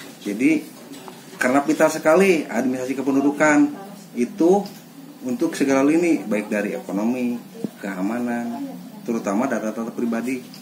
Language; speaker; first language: Indonesian; native; Indonesian